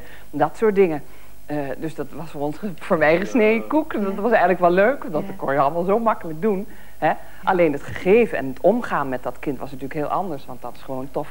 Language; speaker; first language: Dutch; native; Dutch